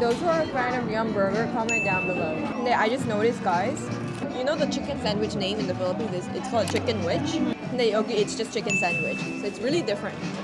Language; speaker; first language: English; non-native, local second language; Korean